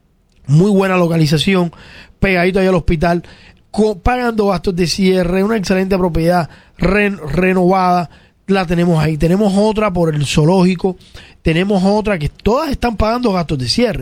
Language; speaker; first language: Spanish; native; Spanish